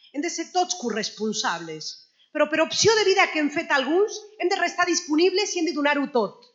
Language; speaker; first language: Catalan; non-native, fluent; Spanish